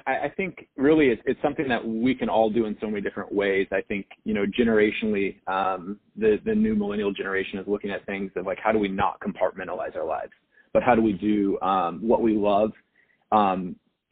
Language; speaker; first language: English; native; English